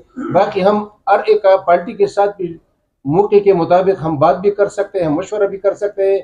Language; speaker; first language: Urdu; non-native, local second language; Pashto